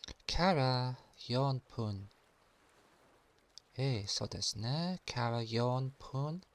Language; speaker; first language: Japanese; non-native, learner; English